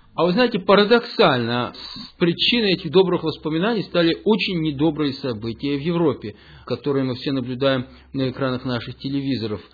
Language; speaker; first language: Russian; early bilingual, heritage; Russian